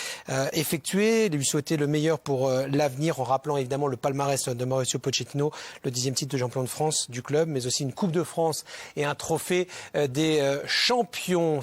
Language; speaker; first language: French; native; French